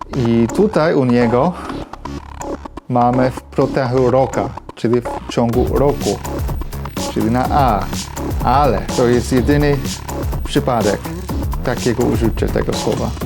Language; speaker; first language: Polish; non-native, fluent; English